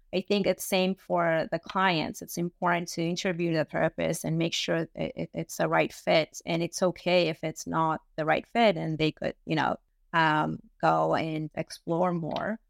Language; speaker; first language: English; early bilingual, other home language; Persian